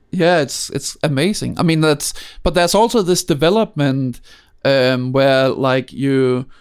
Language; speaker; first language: English; non-native, fluent; Danish